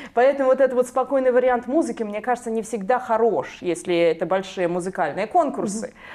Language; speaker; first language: Russian; non-native, local second language; Belarusian